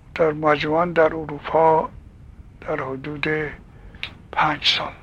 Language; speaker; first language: Persian; native; Persian